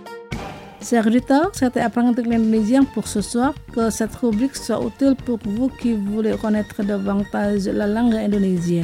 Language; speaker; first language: French; non-native, fluent; Indonesian